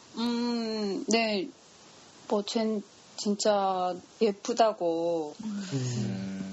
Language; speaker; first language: Korean; non-native, fluent; Japanese